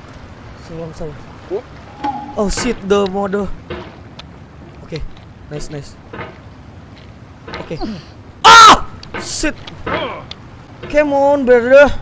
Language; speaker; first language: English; non-native, learner; Indonesian